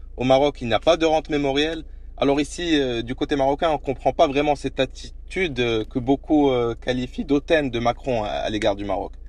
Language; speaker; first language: French; non-native, local second language; Arabic